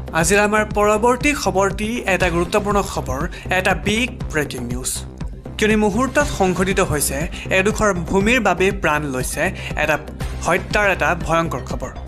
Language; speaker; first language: Assamese; non-native, local second language; Bangla